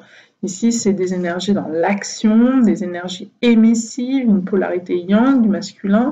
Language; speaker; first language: French; native; French